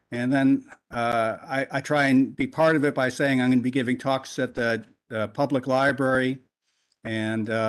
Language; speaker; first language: English; native; English